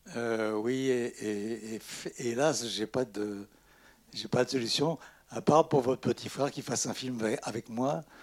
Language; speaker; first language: French; native; French